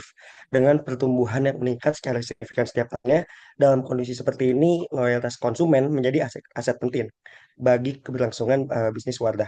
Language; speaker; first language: Indonesian; native; Indonesian